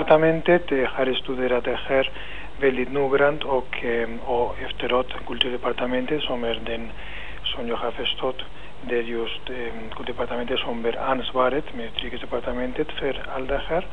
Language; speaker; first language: Swedish; non-native, fluent; Spanish